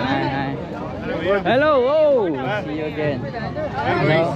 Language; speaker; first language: English; non-native, learner; Lao